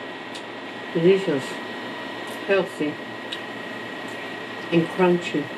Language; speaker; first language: English; non-native, learner; Chinese